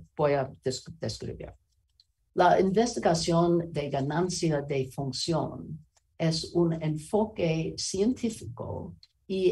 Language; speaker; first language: Spanish; non-native, learner; English